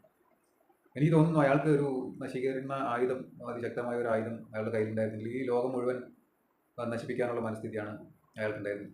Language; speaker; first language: Malayalam; native; Malayalam